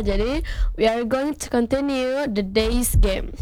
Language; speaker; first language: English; non-native, learner; Indonesian